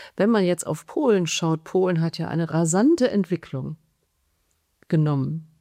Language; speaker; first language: German; native; German